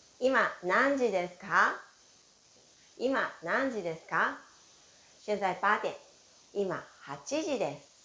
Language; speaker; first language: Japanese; non-native, fluent; Chinese